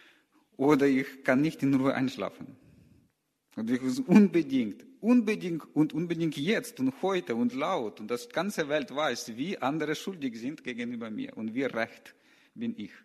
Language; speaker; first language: German; non-native, learner; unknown